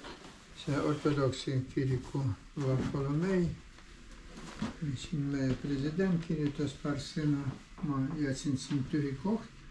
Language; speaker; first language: Estonian; non-native, learner; Ukrainian